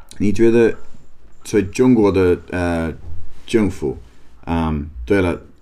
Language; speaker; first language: Chinese; non-native, learner; English